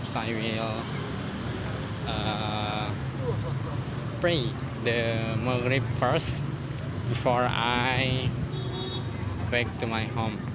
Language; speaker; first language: English; non-native, learner; Indonesian